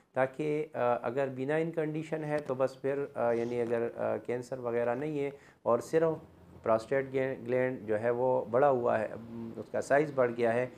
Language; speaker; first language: Urdu; non-native, local second language; Pashto